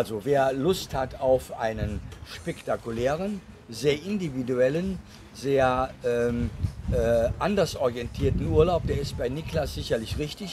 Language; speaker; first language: German; native; German